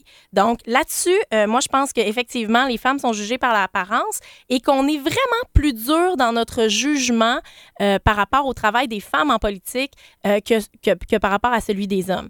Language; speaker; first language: French; native; French